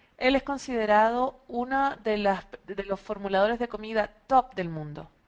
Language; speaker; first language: Spanish; native; Spanish